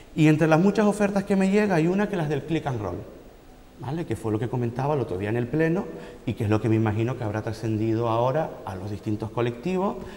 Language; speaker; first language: Spanish; native; Spanish